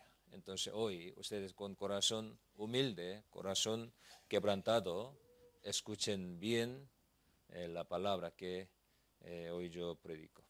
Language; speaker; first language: Spanish; non-native, learner; Korean